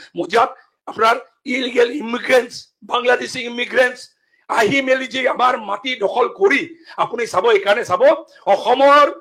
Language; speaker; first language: Assamese; non-native, local second language; Mising